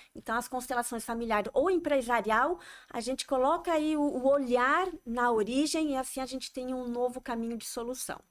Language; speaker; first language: Portuguese; non-native, fluent; French